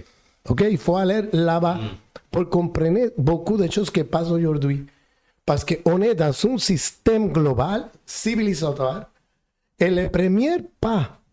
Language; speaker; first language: French; non-native, fluent; Spanish